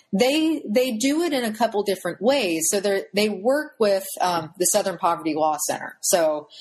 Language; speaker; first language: English; native; English